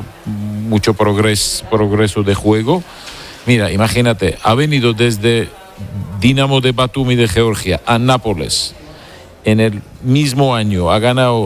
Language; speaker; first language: Spanish; non-native, fluent; Georgian